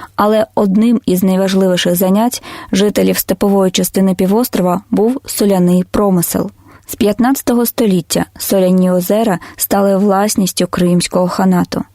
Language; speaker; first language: Ukrainian; non-native, local second language; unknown